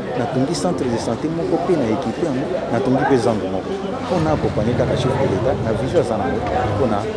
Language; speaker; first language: Lingala; native; Lingala